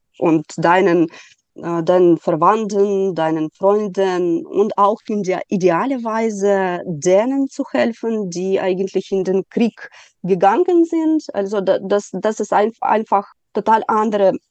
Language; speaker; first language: German; non-native, fluent; Ukrainian